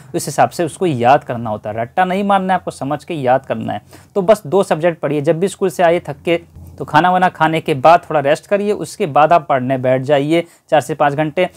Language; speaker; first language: Hindi; native; Hindi